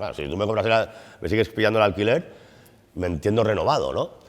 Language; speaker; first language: Spanish; native; Spanish